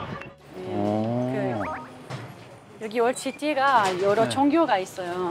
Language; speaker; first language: Korean; non-native, fluent; Hebrew